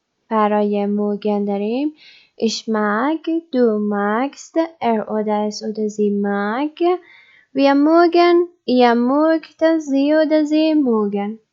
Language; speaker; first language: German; non-native, learner; Persian